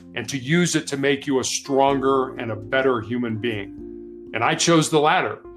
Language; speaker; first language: English; native; English